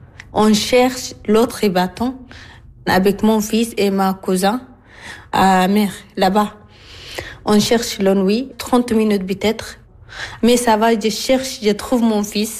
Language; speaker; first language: French; non-native, learner; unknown